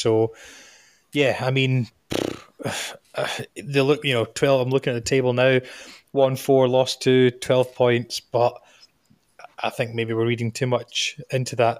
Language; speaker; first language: English; native; English